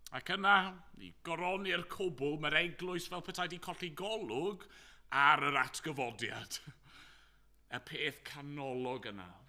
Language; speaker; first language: Welsh; native; Welsh